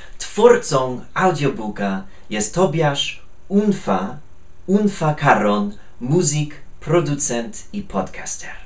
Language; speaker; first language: Polish; non-native, fluent; English